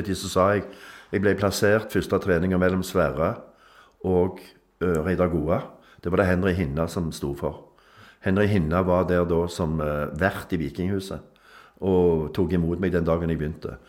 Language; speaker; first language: Norwegian; native; Norwegian